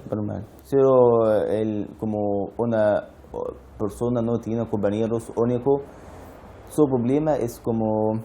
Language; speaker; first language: Spanish; non-native, learner; Arabic